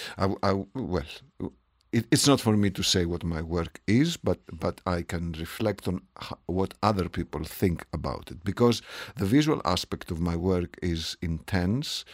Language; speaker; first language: English; non-native, fluent; Greek